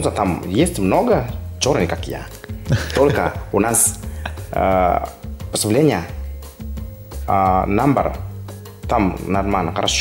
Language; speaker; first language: Russian; non-native, learner; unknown